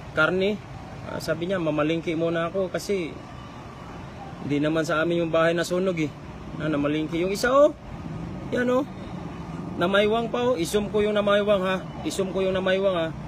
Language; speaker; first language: Filipino; non-native, local second language; Cebuano